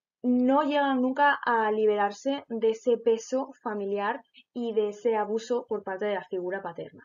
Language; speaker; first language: Spanish; native; Spanish